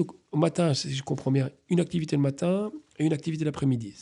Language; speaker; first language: French; native; French